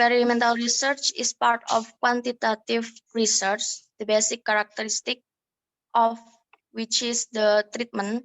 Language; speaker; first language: English; non-native, learner; Indonesian